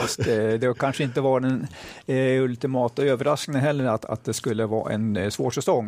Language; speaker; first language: Swedish; native; Swedish